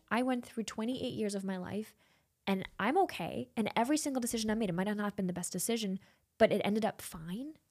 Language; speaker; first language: English; non-native, fluent; German